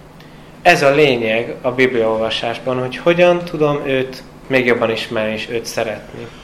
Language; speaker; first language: Hungarian; non-native, fluent; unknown